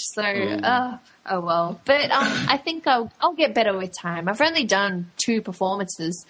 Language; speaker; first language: English; native; English